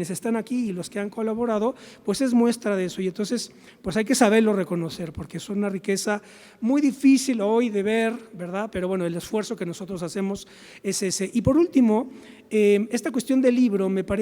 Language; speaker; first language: Spanish; native; Spanish